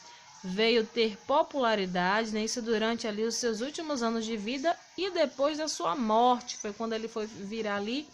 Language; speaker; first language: Portuguese; native; Portuguese